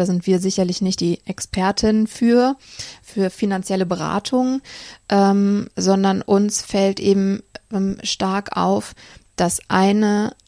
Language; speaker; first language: German; native; German